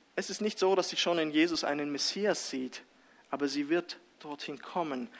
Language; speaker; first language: German; early bilingual, other home language; Russian